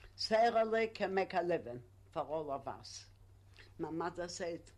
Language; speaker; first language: English; non-native, learner; Polish